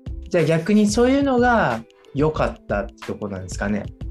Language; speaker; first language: Japanese; native; Japanese